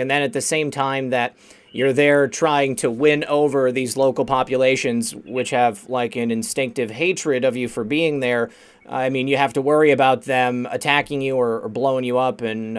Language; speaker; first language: English; native; English